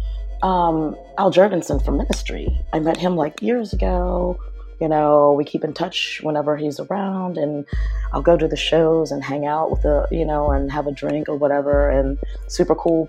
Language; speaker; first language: English; native; English